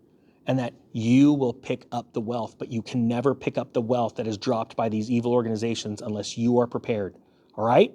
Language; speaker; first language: English; native; English